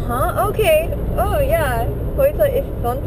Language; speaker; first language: German; non-native, learner; English